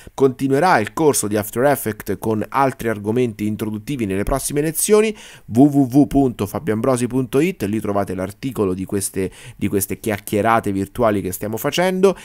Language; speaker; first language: Italian; native; Italian